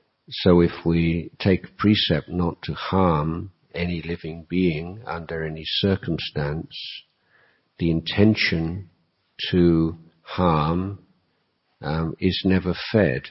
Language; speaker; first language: English; native; English